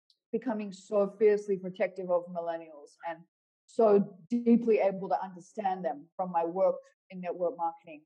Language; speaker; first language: English; native; English